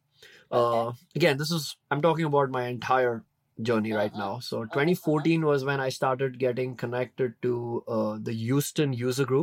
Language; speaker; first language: English; non-native, local second language; Hindi